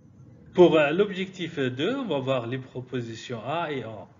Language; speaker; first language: French; non-native, fluent; Arabic